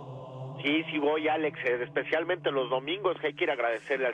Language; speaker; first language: Spanish; native; Spanish